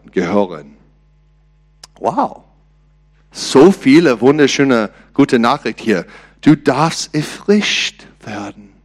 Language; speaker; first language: German; non-native, learner; English